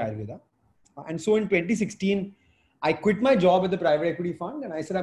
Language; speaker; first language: English; non-native, local second language; Hindi